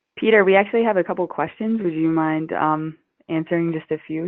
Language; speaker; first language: English; native; English